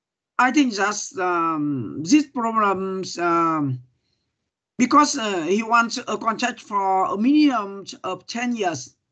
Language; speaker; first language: English; non-native, learner; Vietnamese